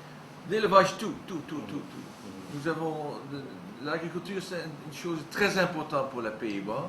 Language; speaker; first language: French; non-native, learner; Dutch